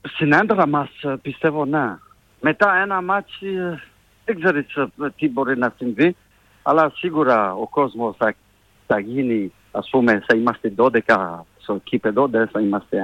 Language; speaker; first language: Greek; non-native, fluent; French